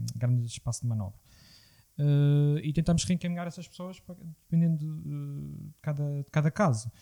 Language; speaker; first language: Portuguese; native; Portuguese